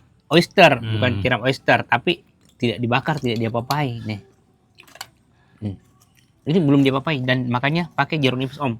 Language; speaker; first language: Malay; native; Malay